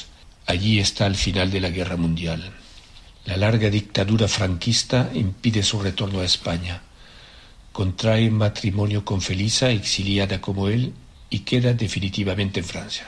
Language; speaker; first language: Spanish; native; Spanish